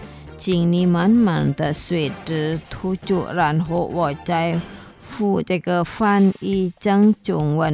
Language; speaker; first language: Chinese; non-native, learner; Indonesian